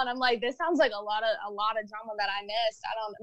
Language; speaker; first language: English; native; English